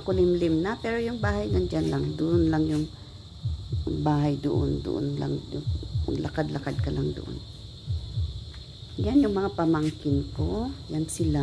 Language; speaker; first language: Filipino; non-native, local second language; Hiligaynon